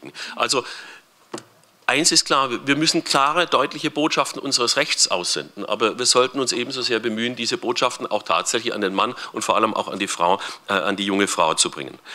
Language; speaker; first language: German; native; German